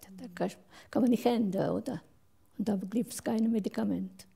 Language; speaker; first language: German; non-native, learner; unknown